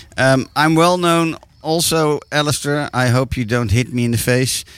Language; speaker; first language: English; non-native, fluent; Dutch